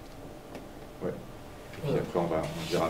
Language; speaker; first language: French; native; French